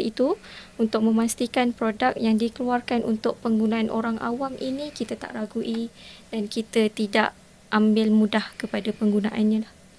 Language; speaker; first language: Malay; native; Malay